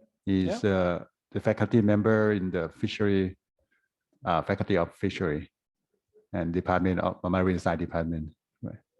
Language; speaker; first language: English; non-native, fluent; Thai